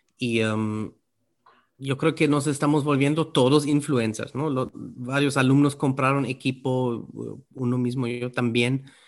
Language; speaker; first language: Spanish; non-native, fluent; German